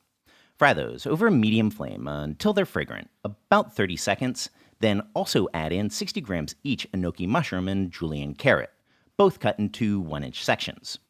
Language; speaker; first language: English; native; English